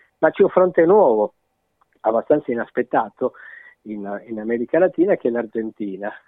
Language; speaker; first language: Italian; non-native, fluent; Spanish